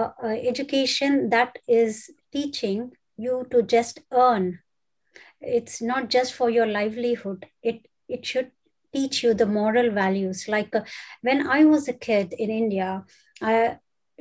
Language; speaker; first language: English; non-native, local second language; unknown